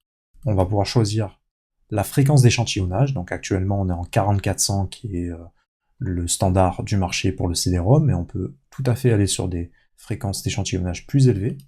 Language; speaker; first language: French; native; French